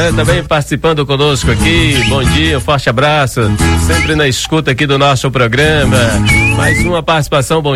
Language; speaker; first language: Portuguese; native; Portuguese